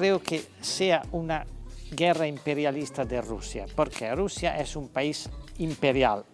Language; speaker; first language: Spanish; non-native, fluent; Italian